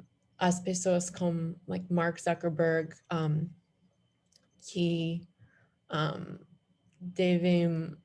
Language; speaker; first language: Portuguese; non-native, learner; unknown